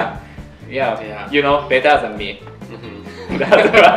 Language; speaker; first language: English; non-native, learner; Japanese